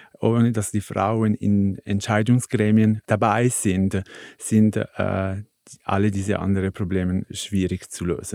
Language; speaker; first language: German; non-native, fluent; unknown